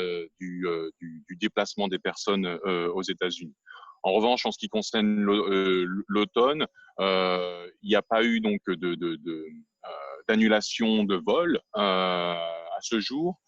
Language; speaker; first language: French; native; French